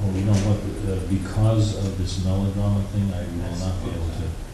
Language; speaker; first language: English; native; English